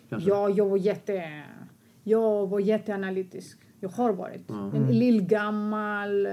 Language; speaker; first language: Swedish; non-native, fluent; Greek